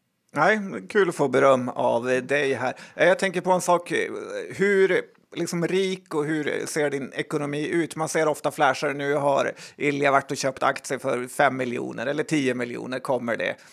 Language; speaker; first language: Swedish; native; Swedish